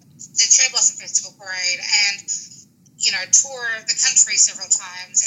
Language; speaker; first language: English; native; English